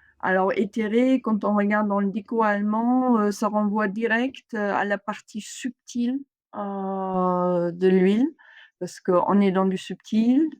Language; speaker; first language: French; non-native, fluent; German